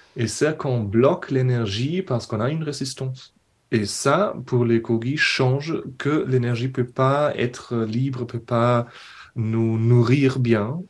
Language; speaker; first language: French; non-native, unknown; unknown